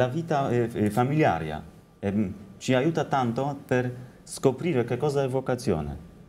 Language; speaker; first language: Italian; non-native, learner; Polish